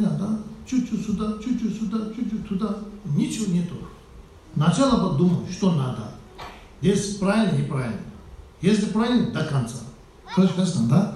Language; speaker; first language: Russian; non-native, learner; Tibetan